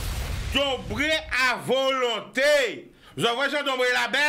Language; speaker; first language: French; non-native, local second language; Guadeloupean Creole French